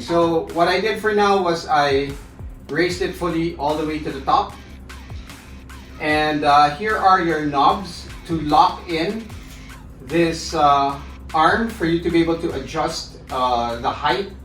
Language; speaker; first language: English; non-native, local second language; Filipino